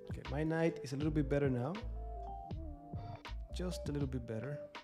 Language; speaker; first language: English; non-native, fluent; Spanish